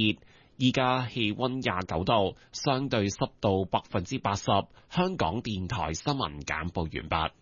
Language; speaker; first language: Cantonese; native; Cantonese